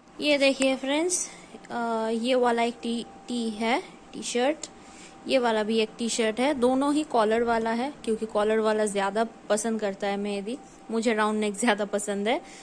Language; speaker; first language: Hindi; non-native, local second language; Bangla